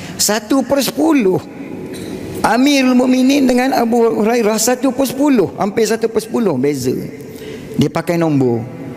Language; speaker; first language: Malay; native; Malay